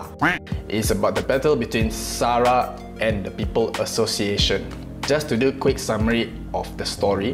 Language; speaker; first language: English; non-native, local second language; Malay